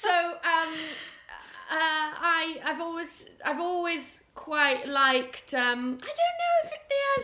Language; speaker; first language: English; native; English